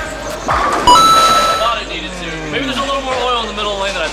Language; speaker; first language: English; native; English